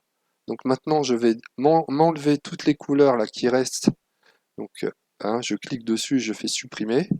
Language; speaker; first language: French; native; French